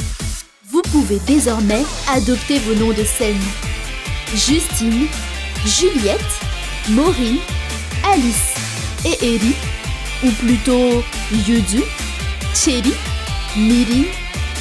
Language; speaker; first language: French; native; French